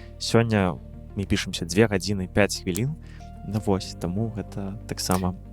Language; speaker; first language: Belarusian; non-native, local second language; Russian